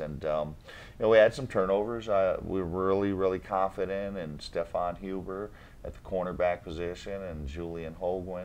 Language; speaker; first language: English; native; English